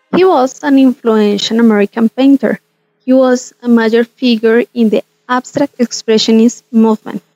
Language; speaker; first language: English; non-native, fluent; Spanish